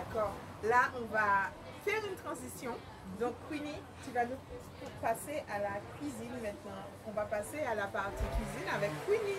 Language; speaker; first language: French; native; French